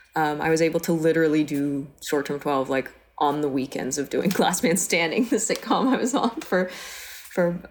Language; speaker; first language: English; native; English